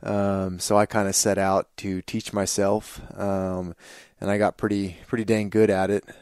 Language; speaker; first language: English; native; English